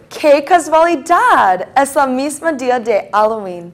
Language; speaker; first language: Spanish; non-native, learner; English